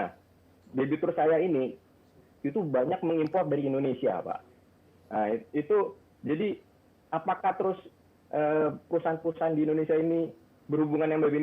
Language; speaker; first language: Indonesian; native; Indonesian